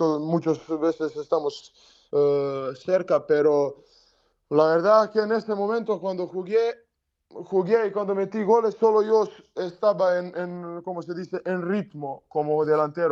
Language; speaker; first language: Spanish; non-native, learner; Serbian